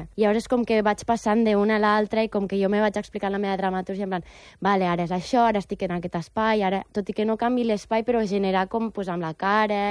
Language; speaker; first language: Catalan; native; Catalan